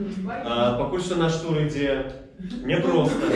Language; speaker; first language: Belarusian; non-native, local second language; Russian